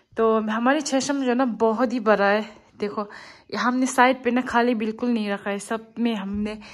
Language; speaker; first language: Hindi; non-native, local second language; Tibetan